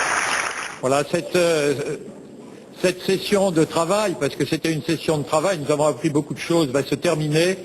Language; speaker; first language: French; native; French